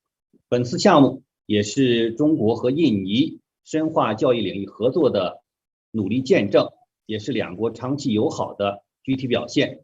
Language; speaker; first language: Chinese; native; Chinese